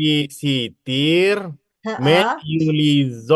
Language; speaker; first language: Dutch; non-native, learner; Indonesian